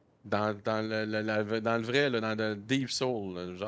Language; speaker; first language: French; native; French